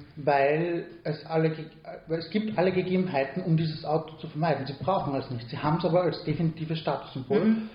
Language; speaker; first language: German; native; German